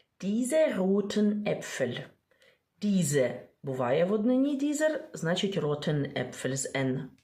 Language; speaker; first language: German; non-native, fluent; Ukrainian